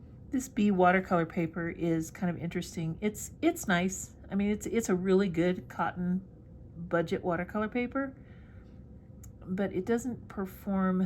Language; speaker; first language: English; native; English